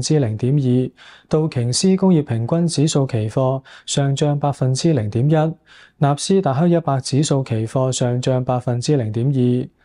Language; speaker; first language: Cantonese; native; Cantonese